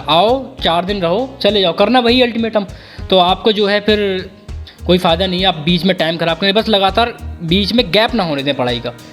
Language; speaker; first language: Hindi; native; Hindi